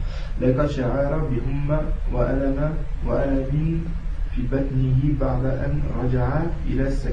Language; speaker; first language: Arabic; non-native, learner; French